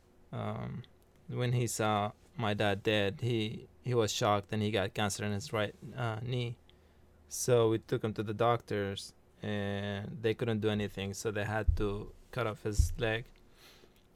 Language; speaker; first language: English; early bilingual, other home language; Arabic